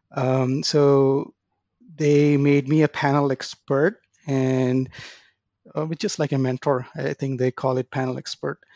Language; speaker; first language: English; non-native, local second language; Tamil